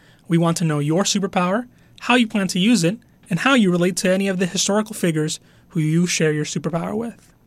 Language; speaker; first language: English; non-native, local second language; Spanish